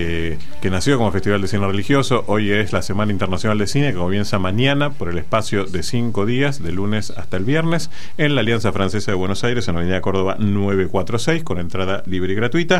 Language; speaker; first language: Spanish; native; Spanish